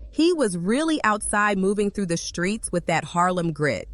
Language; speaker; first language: English; native; English